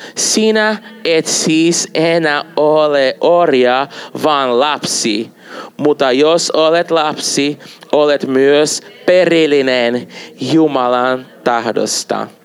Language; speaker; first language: Finnish; non-native, fluent; Portuguese